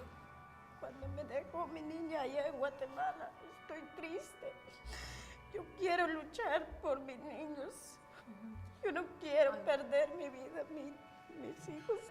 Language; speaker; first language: Spanish; non-native, local second language; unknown